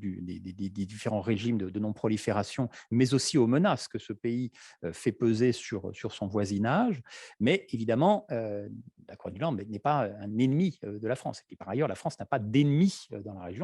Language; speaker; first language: French; native; French